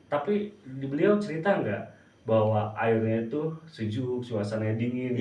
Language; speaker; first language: Indonesian; non-native, local second language; Sundanese